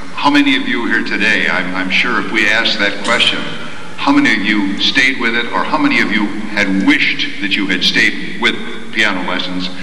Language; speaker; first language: English; native; English